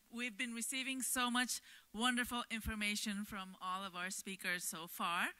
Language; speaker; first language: English; native; English